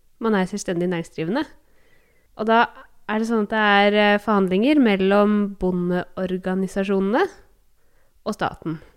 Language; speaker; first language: Norwegian; native; Norwegian